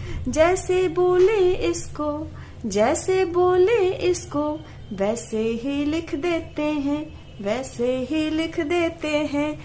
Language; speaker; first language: Hindi; native; Hindi